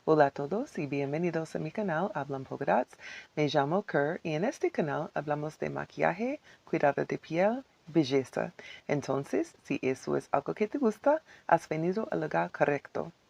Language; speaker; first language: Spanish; non-native, learner; English